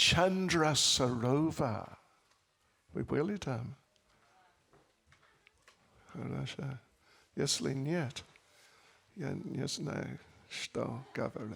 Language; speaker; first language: Russian; non-native, learner; English